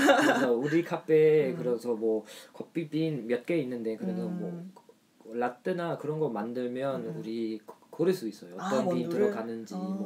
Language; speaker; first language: Korean; non-native, learner; German